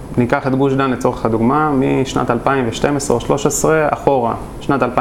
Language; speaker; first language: Hebrew; native; Hebrew